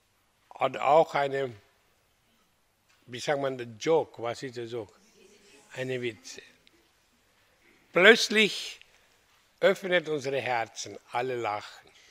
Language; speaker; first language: German; non-native, fluent; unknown